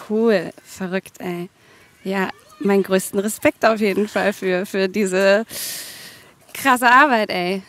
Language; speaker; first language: German; native; German